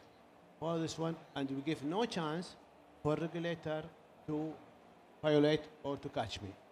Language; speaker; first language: English; non-native, learner; Arabic